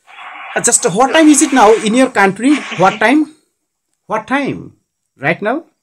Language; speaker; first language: English; non-native, learner; Bangla